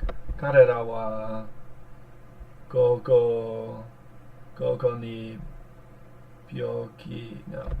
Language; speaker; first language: Japanese; non-native, learner; English